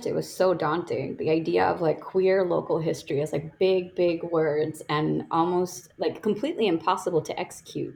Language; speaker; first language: English; non-native, local second language; Bangla